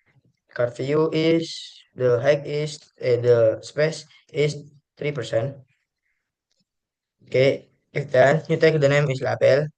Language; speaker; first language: English; non-native, learner; Indonesian